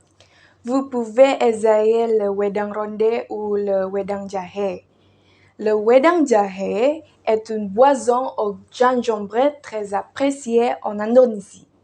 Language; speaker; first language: French; non-native, learner; Indonesian